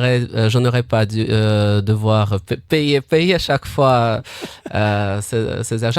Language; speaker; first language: French; non-native, fluent; Russian